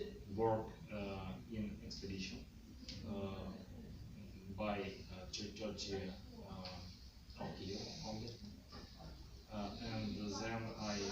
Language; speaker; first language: English; non-native, learner; Russian